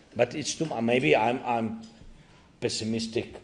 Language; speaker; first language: English; non-native, learner; Ukrainian